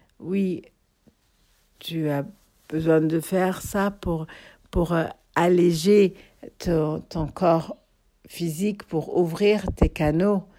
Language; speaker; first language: French; non-native, fluent; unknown